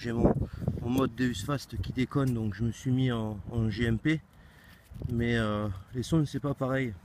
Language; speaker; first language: French; native; French